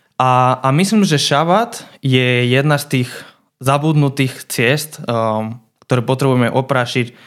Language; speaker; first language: Slovak; non-native, fluent; Spanish